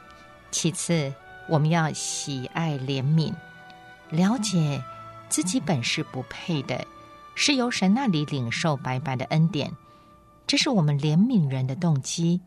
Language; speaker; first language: Chinese; native; Chinese